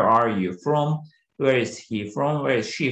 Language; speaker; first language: English; non-native, fluent; Turkish